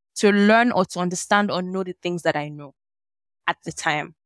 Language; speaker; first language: English; non-native, local second language; Yoruba